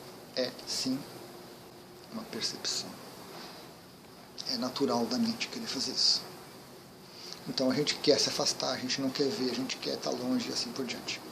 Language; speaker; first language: Portuguese; native; Portuguese